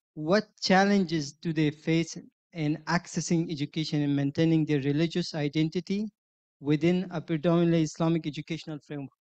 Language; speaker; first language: English; non-native, fluent; Persian